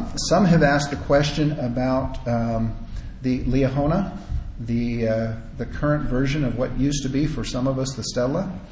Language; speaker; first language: English; native; English